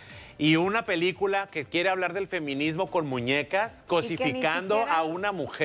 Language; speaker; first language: Spanish; native; Spanish